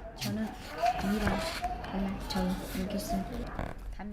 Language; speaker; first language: Korean; non-native, learner; Vietnamese